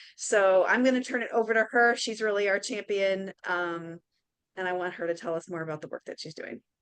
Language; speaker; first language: English; native; English